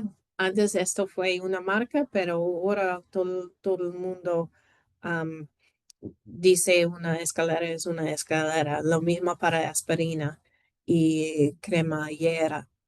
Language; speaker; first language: Spanish; non-native, fluent; English